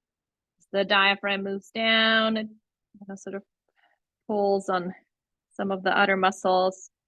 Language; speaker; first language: English; native; English